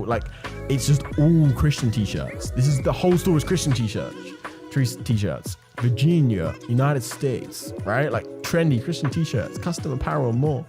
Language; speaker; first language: English; native; English